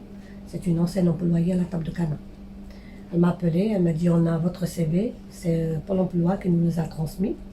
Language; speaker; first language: French; non-native, local second language; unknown